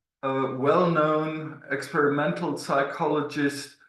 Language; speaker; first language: English; non-native, fluent; German